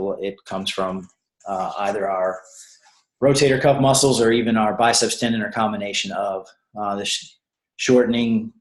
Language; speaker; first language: English; native; English